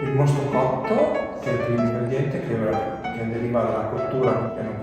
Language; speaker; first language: Italian; native; Italian